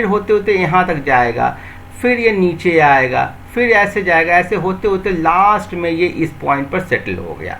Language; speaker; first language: Hindi; native; Hindi